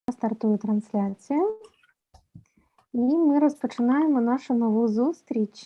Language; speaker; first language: Ukrainian; native; Ukrainian